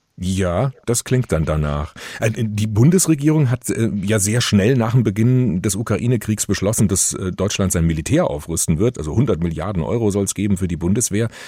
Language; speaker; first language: German; native; German